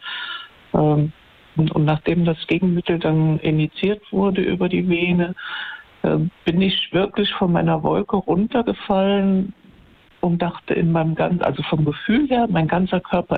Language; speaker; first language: German; native; German